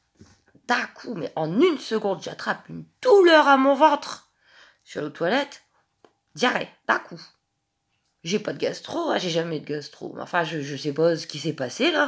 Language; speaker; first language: French; native; French